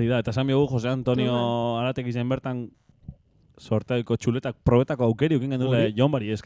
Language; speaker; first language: Basque; native; Basque